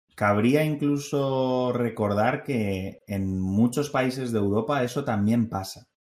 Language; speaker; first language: Spanish; native; Spanish